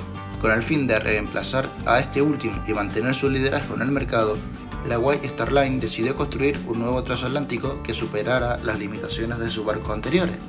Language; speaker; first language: Spanish; native; Spanish